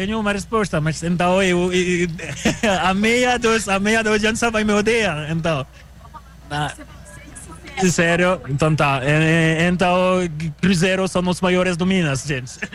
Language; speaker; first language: Portuguese; non-native, learner; French